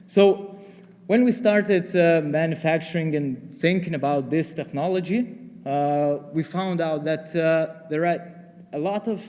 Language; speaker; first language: English; non-native, fluent; Lithuanian